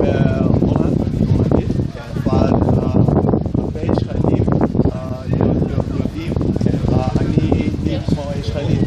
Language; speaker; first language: Hebrew; non-native, learner; Dutch